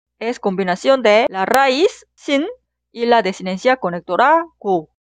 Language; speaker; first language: Spanish; non-native, fluent; Korean